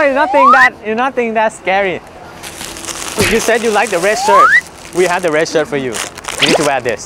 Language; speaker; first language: English; non-native, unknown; Thai